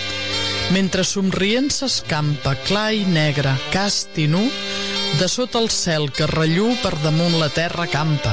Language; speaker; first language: Catalan; native; Catalan